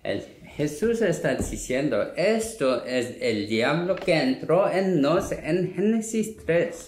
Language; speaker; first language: Spanish; non-native, learner; Korean